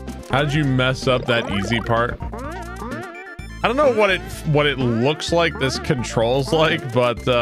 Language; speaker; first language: English; native; English